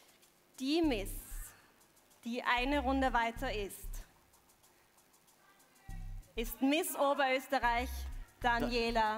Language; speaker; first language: German; native; German